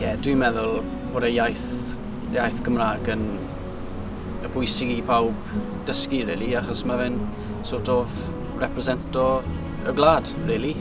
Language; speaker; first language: Welsh; non-native, local second language; English